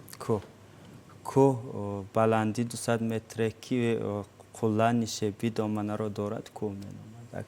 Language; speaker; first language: Tajik; non-native, local second language; Uzbek